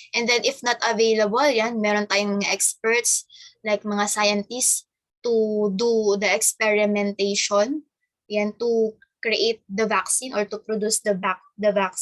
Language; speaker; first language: Filipino; native; Filipino